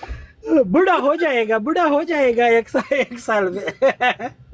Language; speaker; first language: Hindi; non-native, learner; Pashto